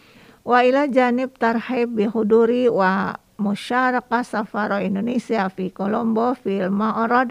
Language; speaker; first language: Arabic; non-native, fluent; Indonesian